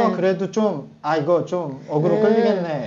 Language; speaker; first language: Korean; native; Korean